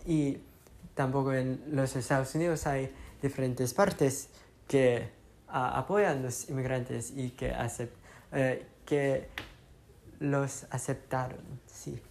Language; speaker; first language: Spanish; non-native, learner; English